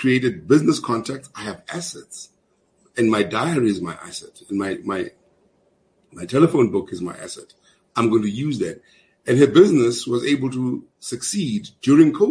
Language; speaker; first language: English; non-native, local second language; Zulu